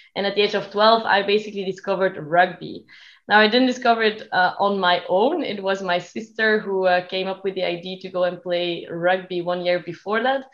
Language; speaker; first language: English; non-native, fluent; Dutch